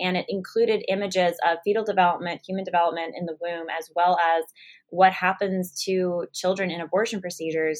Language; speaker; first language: English; native; English